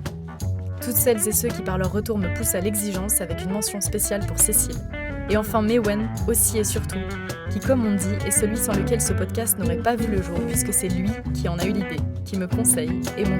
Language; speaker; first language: French; native; French